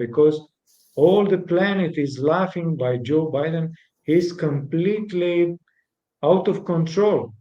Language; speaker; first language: English; non-native, fluent; Romanian